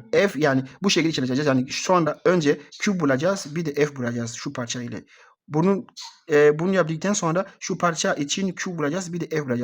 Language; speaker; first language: Turkish; non-native, learner; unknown